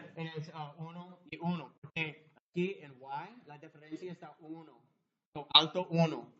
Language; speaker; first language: Spanish; non-native, learner; English